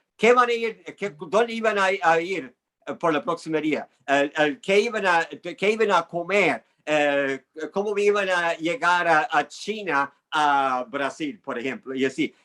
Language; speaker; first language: Spanish; non-native, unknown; English